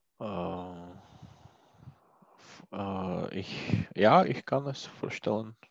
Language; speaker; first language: German; non-native, learner; Czech